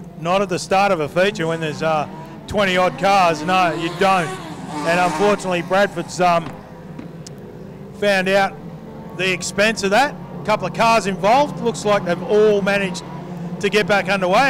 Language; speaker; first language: English; native; English